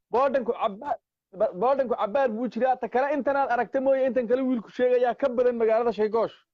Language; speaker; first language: Somali; native; Somali